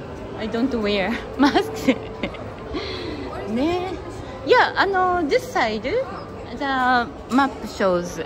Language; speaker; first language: English; non-native, learner; Japanese